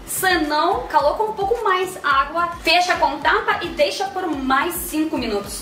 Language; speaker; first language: Portuguese; non-native, fluent; Russian